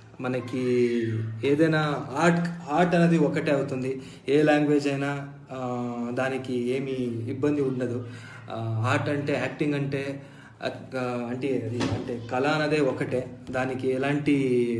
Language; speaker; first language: Telugu; non-native, fluent; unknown